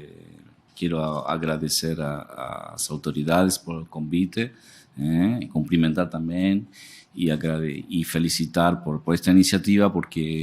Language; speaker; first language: Portuguese; non-native, learner; Spanish